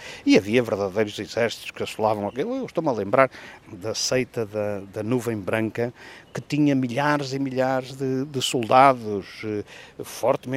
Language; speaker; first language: Portuguese; native; Portuguese